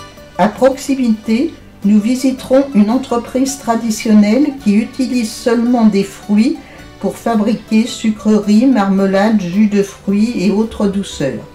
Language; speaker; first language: French; native; French